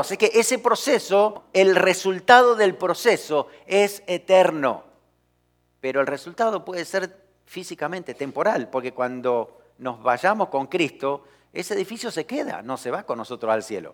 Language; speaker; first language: Spanish; native; Spanish